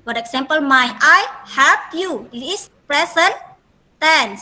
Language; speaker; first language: English; non-native, fluent; Indonesian